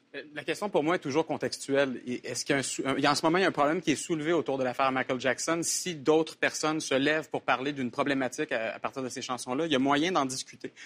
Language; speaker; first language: French; native; French